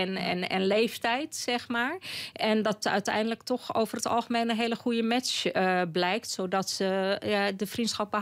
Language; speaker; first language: Dutch; native; Dutch